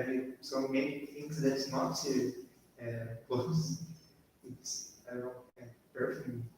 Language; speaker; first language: English; non-native, learner; Portuguese